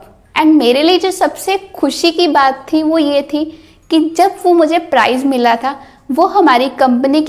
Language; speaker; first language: Hindi; native; Hindi